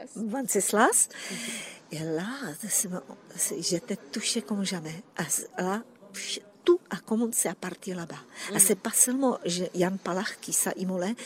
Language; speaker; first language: French; non-native, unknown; Czech